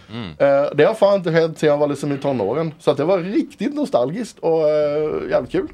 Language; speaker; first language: Swedish; native; Swedish